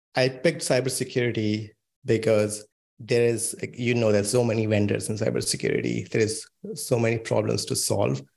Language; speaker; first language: English; non-native, local second language; Hindi